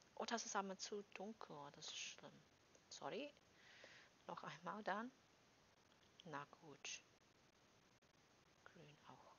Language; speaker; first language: German; non-native, fluent; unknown